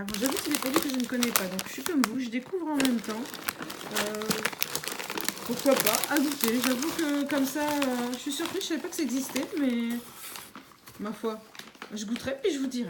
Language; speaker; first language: French; native; French